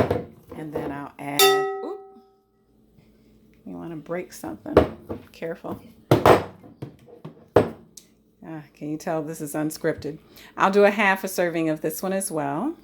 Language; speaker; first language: English; native; English